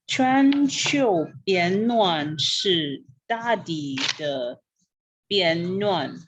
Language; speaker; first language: Chinese; non-native, learner; English